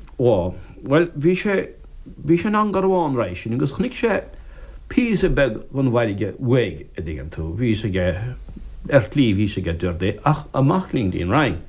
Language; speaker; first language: Irish; native; Irish